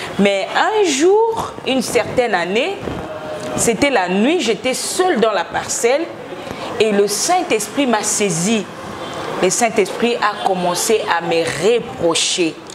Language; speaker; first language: French; non-native, local second language; Lingala